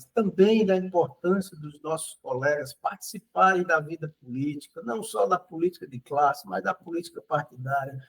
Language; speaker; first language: Portuguese; native; Portuguese